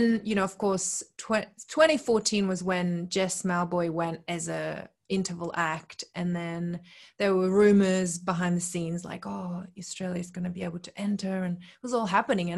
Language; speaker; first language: English; early bilingual, other home language; Korean